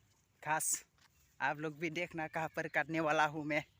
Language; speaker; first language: Hindi; non-native, local second language; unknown